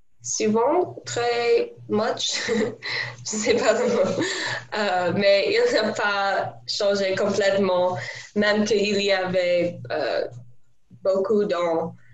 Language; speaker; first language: French; non-native, learner; English